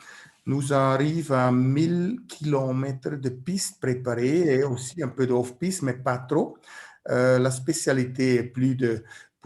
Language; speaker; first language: French; non-native, learner; German